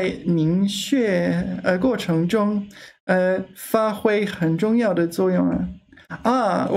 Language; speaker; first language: Chinese; non-native, learner; English